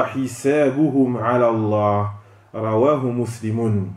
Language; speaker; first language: Arabic; non-native, fluent; French